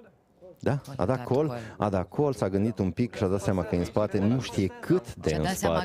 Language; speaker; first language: Romanian; native; Romanian